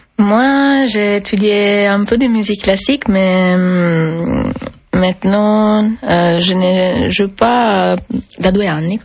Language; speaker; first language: French; non-native, learner; Italian